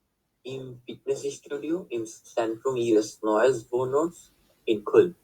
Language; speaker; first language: German; non-native, learner; Bangla